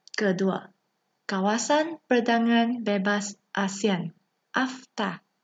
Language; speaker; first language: Malay; non-native, local second language; Chinese